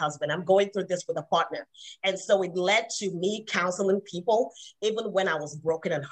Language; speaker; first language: English; non-native, local second language; Igbo